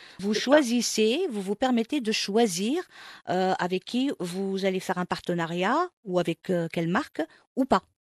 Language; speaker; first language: French; non-native, local second language; Arabic